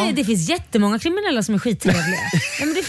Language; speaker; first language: Swedish; native; Swedish